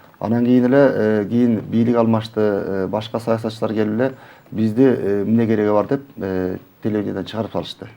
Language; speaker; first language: Kyrgyz; native; Kyrgyz